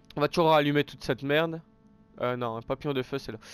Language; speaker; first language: French; native; French